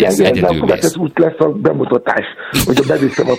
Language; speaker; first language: Hungarian; non-native, learner; Yoruba